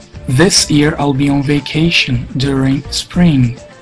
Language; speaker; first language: English; non-native, fluent; Portuguese